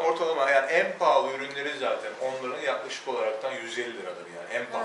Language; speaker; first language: Turkish; native; Turkish